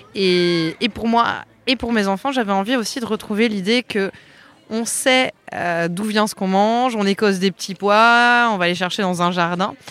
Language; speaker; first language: French; native; French